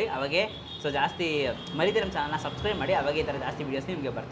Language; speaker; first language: Kannada; native; Kannada